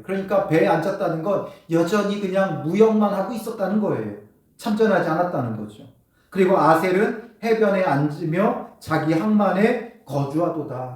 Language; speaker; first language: Korean; native; Korean